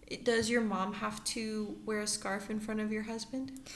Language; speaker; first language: English; early bilingual, other home language; Persian